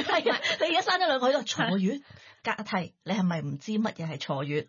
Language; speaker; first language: Cantonese; native; Cantonese